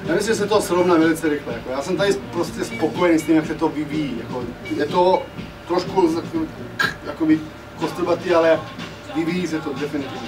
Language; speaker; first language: Czech; non-native, fluent; Serbian